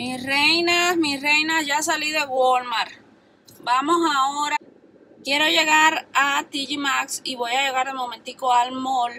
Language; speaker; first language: Spanish; native; Spanish